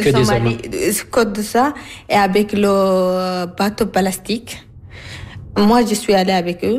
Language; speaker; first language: French; non-native, learner; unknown